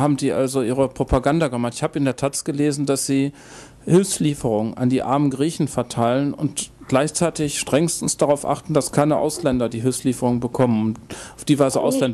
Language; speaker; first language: German; native; German